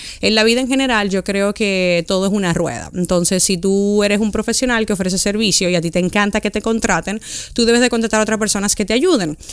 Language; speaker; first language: Spanish; native; Spanish